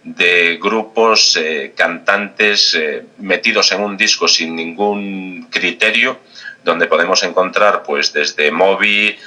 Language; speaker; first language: Spanish; native; Spanish